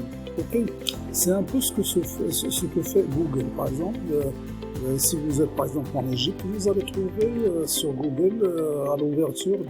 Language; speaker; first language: French; non-native, local second language; Arabic